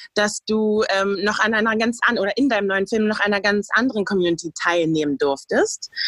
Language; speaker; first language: German; native; German